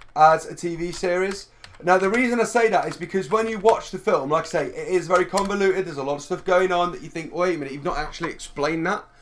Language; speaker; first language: English; native; English